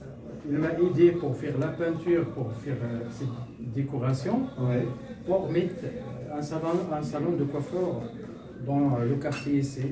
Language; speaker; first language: French; non-native, local second language; Arabic